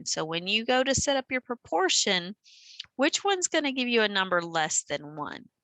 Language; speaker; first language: English; native; English